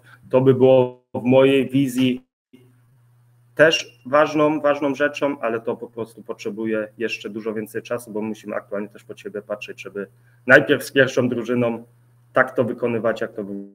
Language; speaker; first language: Polish; early bilingual, heritage; Polish